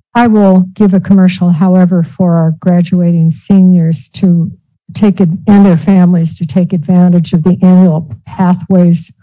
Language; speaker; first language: English; native; English